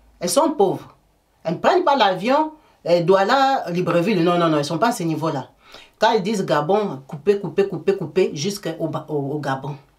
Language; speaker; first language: French; native; French